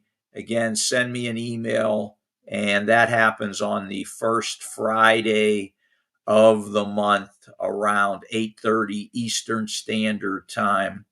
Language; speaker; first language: English; native; English